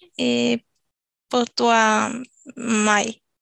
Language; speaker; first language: French; non-native, learner; Portuguese